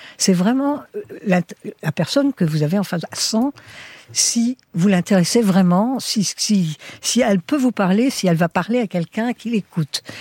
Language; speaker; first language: French; early bilingual, heritage; French